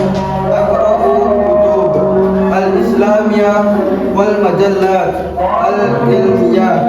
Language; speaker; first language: Arabic; non-native, learner; Indonesian